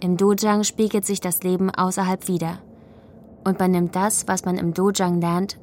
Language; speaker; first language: German; native; German